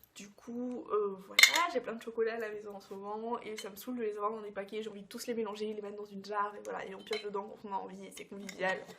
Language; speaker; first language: French; early bilingual, other home language; Portuguese